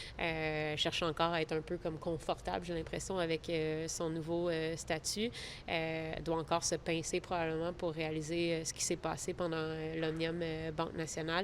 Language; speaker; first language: French; native; French